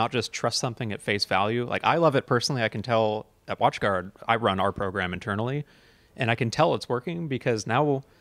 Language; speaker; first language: English; native; English